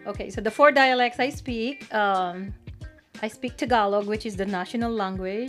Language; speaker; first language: English; non-native, local second language; Pampanga